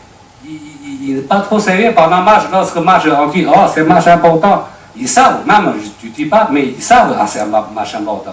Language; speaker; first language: French; non-native, learner; Chinese